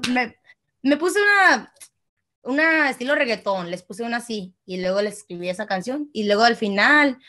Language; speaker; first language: Spanish; early bilingual, heritage; Spanish